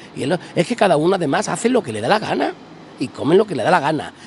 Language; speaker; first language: Spanish; native; Spanish